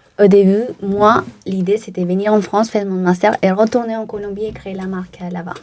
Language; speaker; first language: French; non-native, fluent; Spanish